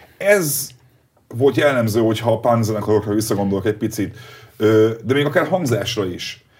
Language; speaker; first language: Hungarian; native; Hungarian